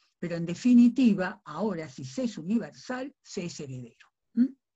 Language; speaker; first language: Spanish; native; Spanish